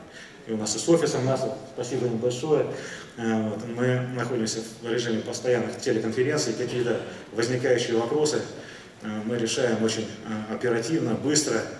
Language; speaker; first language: Russian; native; Russian